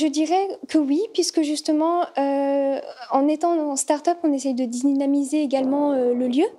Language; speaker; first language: French; native; French